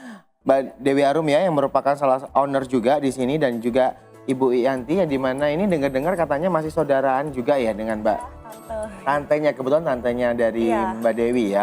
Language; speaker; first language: Indonesian; native; Indonesian